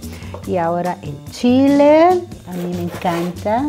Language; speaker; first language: Spanish; non-native, fluent; Portuguese